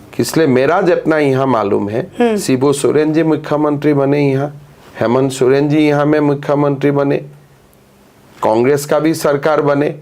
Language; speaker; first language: Hindi; non-native, local second language; Assamese